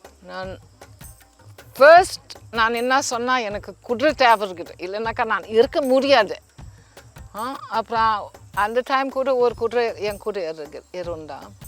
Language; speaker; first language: Tamil; non-native, learner; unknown